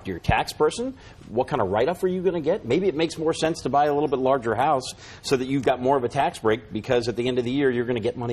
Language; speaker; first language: English; native; English